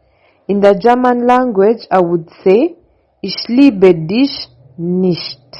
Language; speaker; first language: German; non-native, learner; English